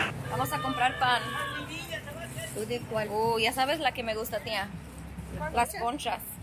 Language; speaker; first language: Spanish; early bilingual, heritage; Spanish